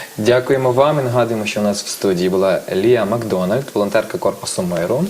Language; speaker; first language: Ukrainian; native; Ukrainian